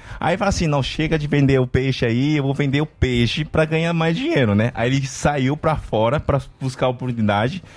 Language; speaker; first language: Portuguese; non-native, fluent; Chinese